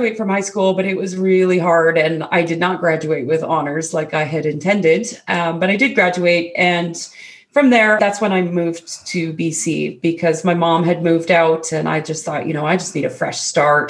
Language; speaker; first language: English; native; English